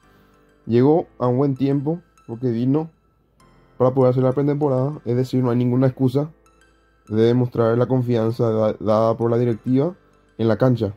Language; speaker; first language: Spanish; native; Spanish